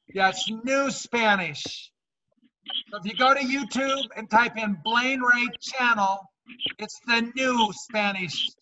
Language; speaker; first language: English; native; English